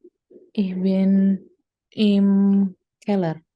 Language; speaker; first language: German; non-native, learner; Indonesian